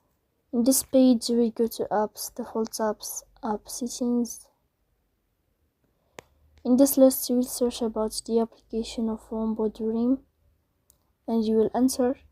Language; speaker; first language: English; non-native, learner; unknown